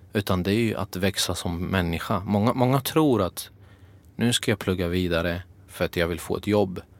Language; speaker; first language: Swedish; early bilingual, other home language; Kurdish